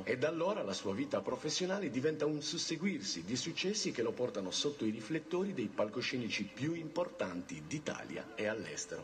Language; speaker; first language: Italian; native; Italian